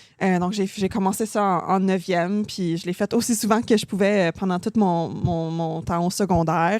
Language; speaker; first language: French; native; French